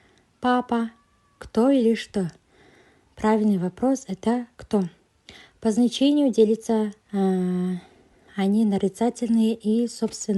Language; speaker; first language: Russian; non-native, local second language; Kazakh